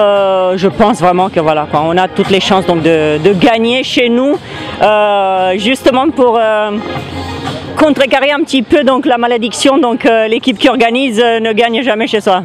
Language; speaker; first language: French; native; French